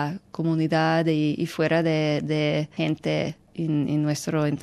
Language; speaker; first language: Spanish; non-native, fluent; English